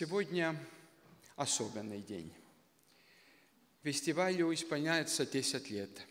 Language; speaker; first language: Russian; non-native, local second language; Estonian